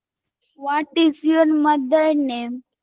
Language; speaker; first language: English; non-native, learner; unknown